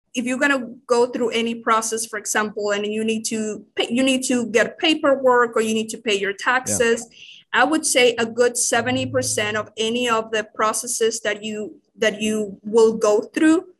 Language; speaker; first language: English; non-native, fluent; Spanish